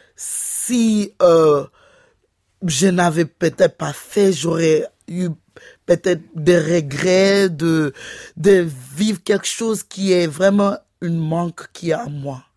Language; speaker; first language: French; non-native, fluent; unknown